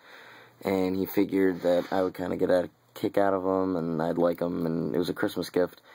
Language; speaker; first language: English; native; English